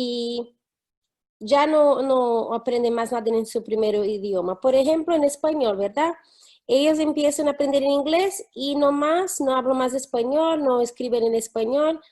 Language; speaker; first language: Spanish; non-native, fluent; English